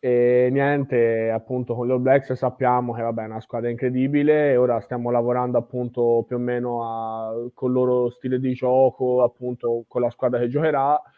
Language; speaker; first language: Italian; native; Italian